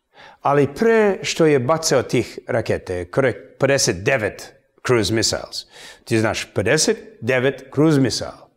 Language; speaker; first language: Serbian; early bilingual, heritage; English